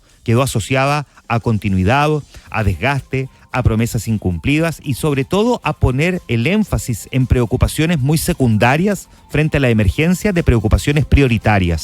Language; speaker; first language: Spanish; native; Spanish